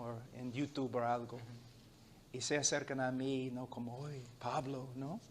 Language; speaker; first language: Spanish; non-native, fluent; English